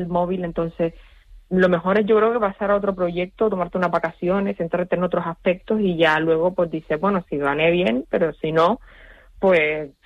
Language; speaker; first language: Spanish; native; Spanish